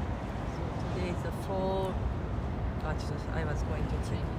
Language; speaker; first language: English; non-native, fluent; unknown